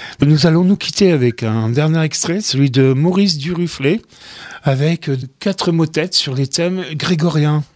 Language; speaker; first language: French; native; French